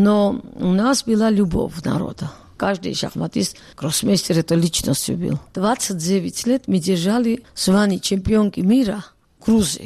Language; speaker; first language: Russian; non-native, local second language; Georgian